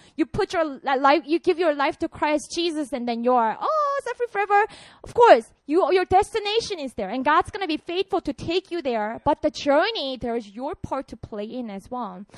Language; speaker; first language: English; non-native, fluent; Korean